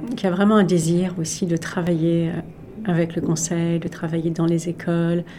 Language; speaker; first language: French; native; French